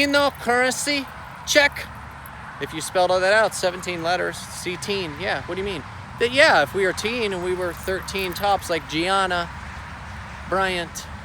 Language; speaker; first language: English; native; English